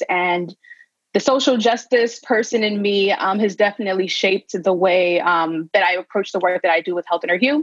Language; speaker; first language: English; native; English